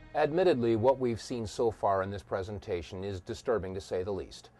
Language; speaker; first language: English; native; English